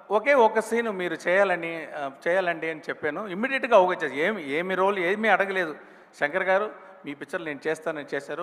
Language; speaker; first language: Telugu; non-native, fluent; Tamil